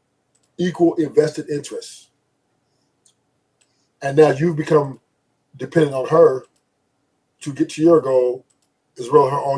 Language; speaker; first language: English; native; English